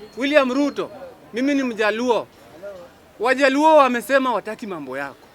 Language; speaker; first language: Swahili; non-native, local second language; Luo (Kenya and Tanzania)